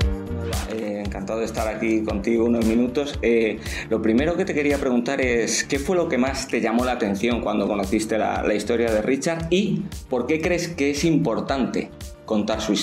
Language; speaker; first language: Spanish; native; Spanish